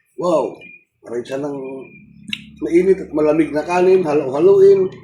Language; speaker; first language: Filipino; non-native, local second language; Cebuano